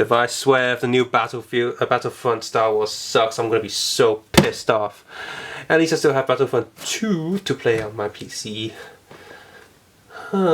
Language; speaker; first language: English; native; English